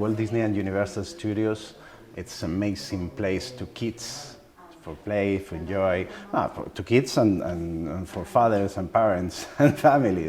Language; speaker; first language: English; non-native, learner; Spanish